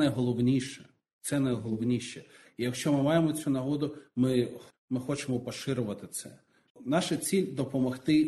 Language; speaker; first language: Ukrainian; non-native, local second language; Russian